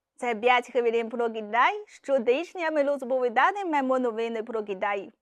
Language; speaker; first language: Ukrainian; non-native, fluent; Chinese